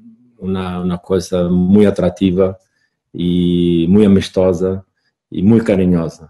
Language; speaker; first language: Spanish; non-native, fluent; Portuguese